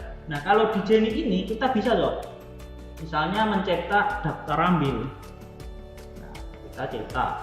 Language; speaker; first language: Indonesian; native; Indonesian